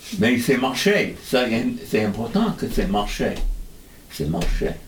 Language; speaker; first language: French; non-native, learner; English